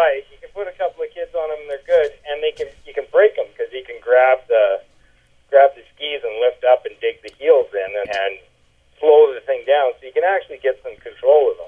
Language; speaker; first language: English; native; English